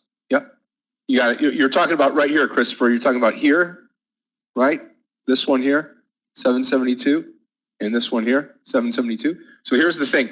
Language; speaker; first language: English; native; English